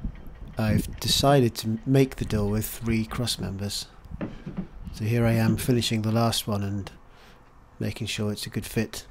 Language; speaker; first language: English; native; English